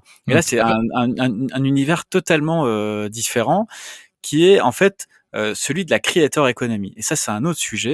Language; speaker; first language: French; native; French